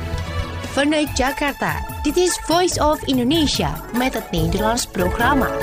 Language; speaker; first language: Dutch; non-native, fluent; Indonesian